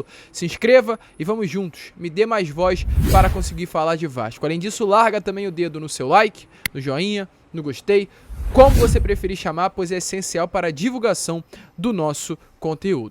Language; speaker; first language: Portuguese; native; Portuguese